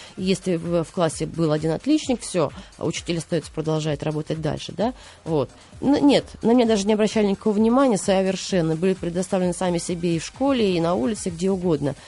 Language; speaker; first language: Russian; native; Russian